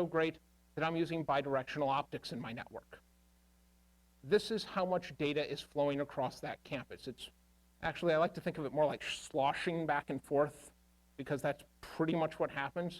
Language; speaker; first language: English; native; English